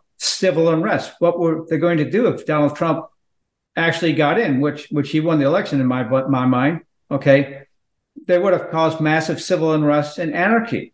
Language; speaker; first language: English; native; English